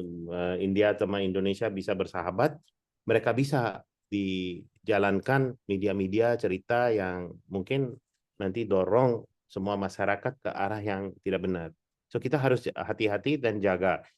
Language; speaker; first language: Indonesian; non-native, fluent; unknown